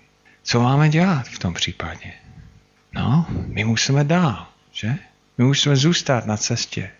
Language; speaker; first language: Czech; non-native, fluent; English